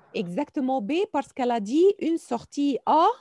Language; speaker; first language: French; non-native, fluent; Arabic